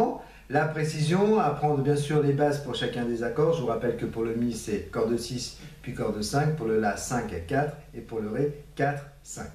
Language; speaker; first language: French; native; French